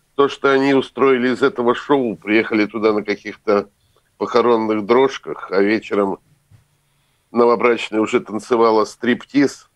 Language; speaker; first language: Russian; native; Russian